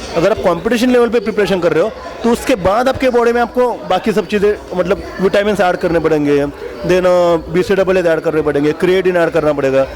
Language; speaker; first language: Hindi; non-native, local second language; Marathi